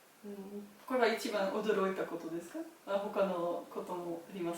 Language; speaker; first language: Japanese; non-native, learner; German